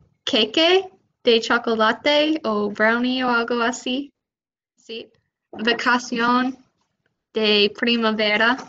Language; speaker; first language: Spanish; non-native, fluent; English